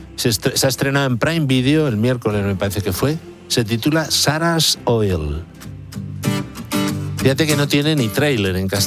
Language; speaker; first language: Spanish; native; Spanish